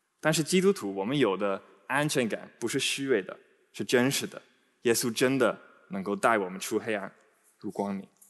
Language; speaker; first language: Chinese; non-native, fluent; English